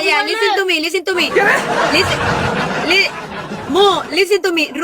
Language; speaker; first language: English; non-native, learner; Spanish